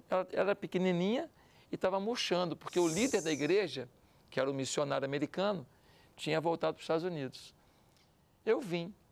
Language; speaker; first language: Portuguese; native; Portuguese